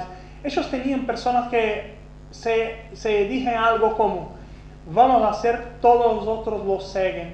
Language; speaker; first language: Spanish; non-native, fluent; Portuguese